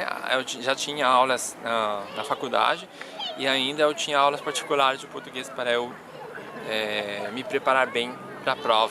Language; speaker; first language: Portuguese; non-native, fluent; Spanish